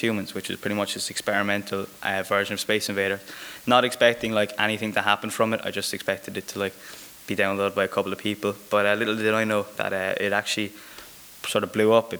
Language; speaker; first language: English; native; English